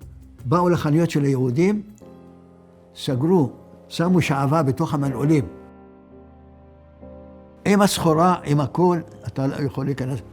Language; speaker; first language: Hebrew; early bilingual, other home language; Arabic